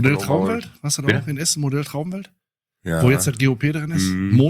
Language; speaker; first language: German; native; German